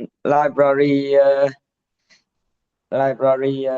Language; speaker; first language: English; non-native, learner; Vietnamese